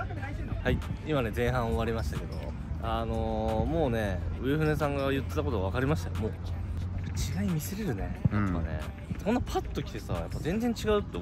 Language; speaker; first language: Japanese; native; Japanese